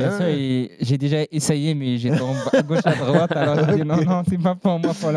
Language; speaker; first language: French; non-native, learner; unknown